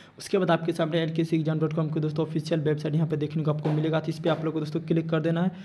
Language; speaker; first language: Hindi; non-native, local second language; Odia